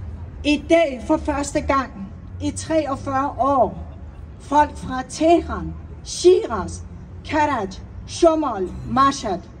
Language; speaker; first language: Danish; non-native, fluent; Persian